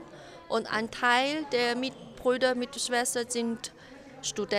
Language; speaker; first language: German; non-native, fluent; Chinese